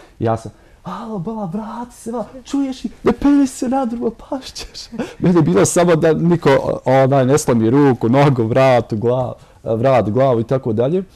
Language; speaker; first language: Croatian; native; Croatian